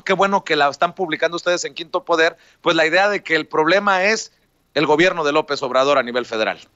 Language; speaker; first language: Spanish; native; Spanish